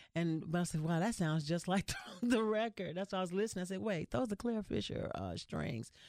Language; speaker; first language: English; native; English